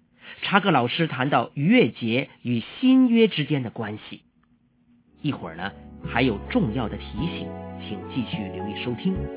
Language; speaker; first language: Chinese; native; Chinese